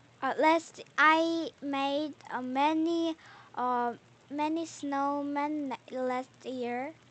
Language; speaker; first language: English; non-native, learner; Korean